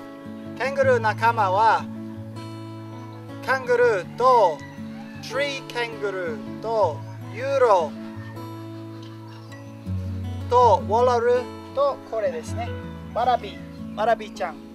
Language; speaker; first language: Japanese; non-native, learner; English